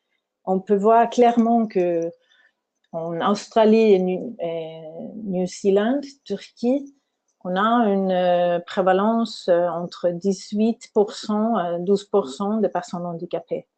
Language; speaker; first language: French; non-native, fluent; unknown